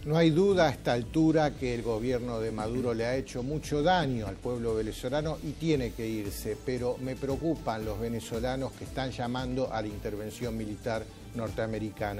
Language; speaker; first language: Spanish; native; Spanish